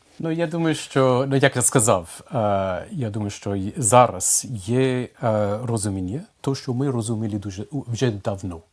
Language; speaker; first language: Ukrainian; non-native, fluent; English